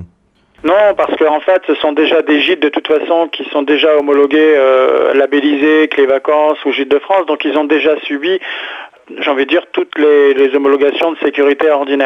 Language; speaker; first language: French; native; French